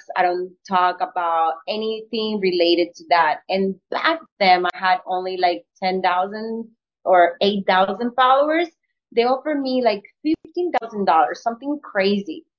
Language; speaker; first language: English; non-native, fluent; Spanish